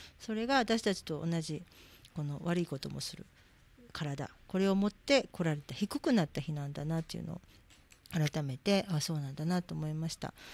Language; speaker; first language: Japanese; native; Japanese